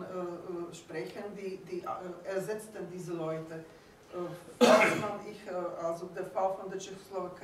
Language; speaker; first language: German; non-native, fluent; Slovak